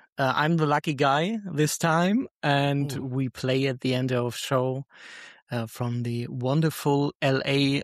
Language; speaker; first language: English; non-native, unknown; German